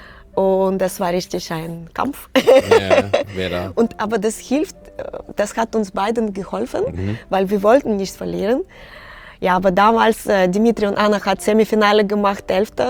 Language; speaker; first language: German; non-native, learner; Russian